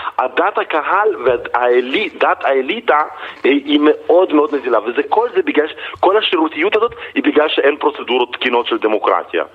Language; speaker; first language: Hebrew; non-native, fluent; Russian